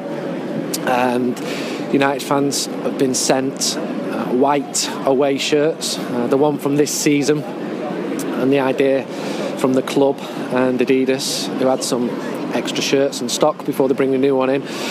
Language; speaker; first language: English; native; English